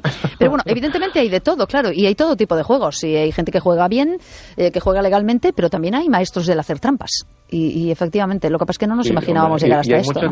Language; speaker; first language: Spanish; native; Spanish